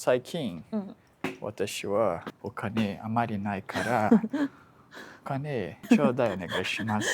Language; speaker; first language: Japanese; non-native, learner; Portuguese